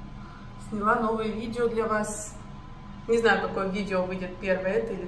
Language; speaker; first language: Russian; native; Russian